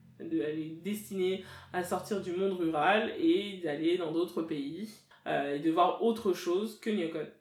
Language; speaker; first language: French; native; French